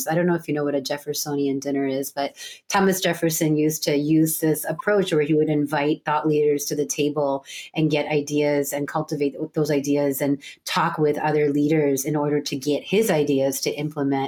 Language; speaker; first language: English; native; English